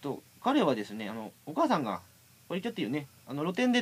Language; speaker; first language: Japanese; native; Japanese